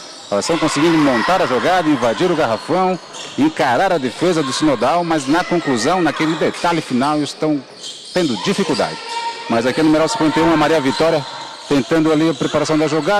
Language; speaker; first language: Portuguese; native; Portuguese